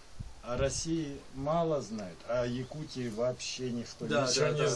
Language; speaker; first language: Russian; native; Russian